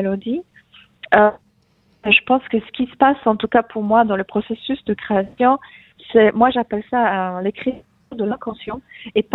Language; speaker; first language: French; non-native, fluent; Polish